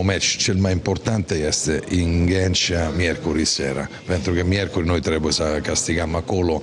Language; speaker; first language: Romanian; non-native, fluent; Italian